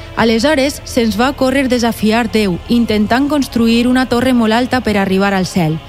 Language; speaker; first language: Catalan; native; Catalan